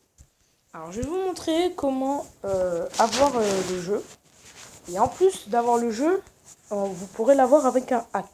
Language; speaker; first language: French; native; French